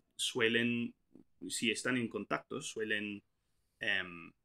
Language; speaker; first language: Spanish; non-native, fluent; English